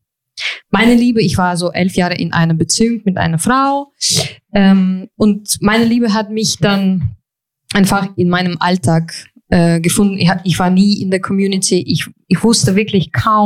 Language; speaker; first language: German; non-native, fluent; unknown